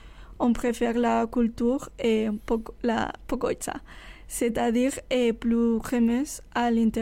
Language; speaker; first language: French; non-native, learner; Spanish